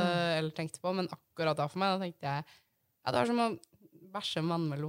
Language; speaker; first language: Norwegian; native; Norwegian